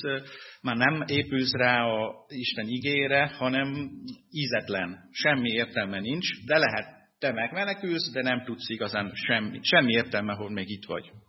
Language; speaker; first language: Hungarian; non-native, fluent; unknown